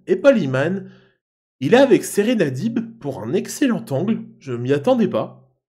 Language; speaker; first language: French; native; French